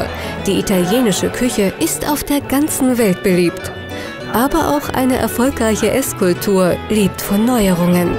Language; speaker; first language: German; native; German